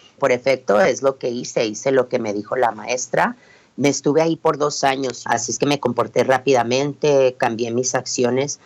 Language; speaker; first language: Spanish; early bilingual, heritage; Spanish